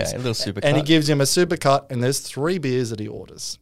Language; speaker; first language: English; native; English